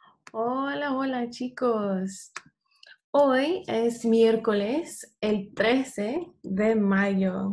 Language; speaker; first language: Spanish; non-native, fluent; English